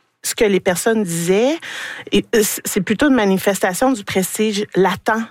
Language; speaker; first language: French; native; French